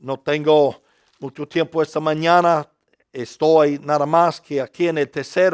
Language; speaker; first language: Spanish; non-native, fluent; English